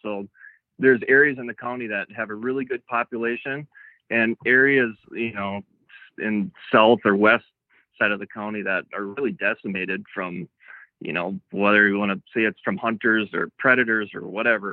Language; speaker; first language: English; native; English